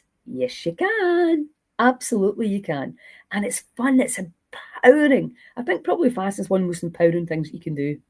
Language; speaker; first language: English; native; English